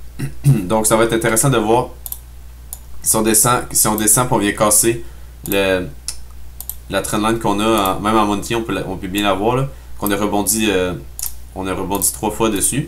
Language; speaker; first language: French; native; French